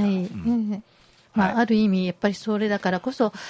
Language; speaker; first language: Japanese; native; Japanese